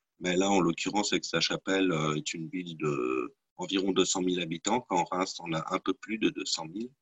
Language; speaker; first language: French; native; French